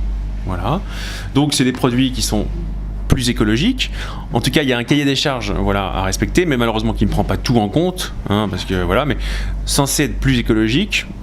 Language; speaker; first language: French; native; French